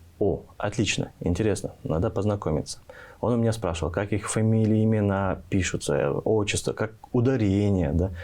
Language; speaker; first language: Russian; non-native, local second language; Tuvinian